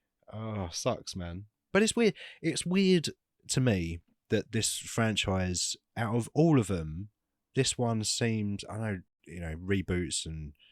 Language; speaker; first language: English; native; English